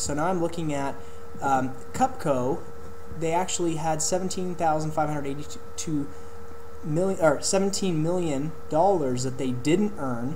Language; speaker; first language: English; native; English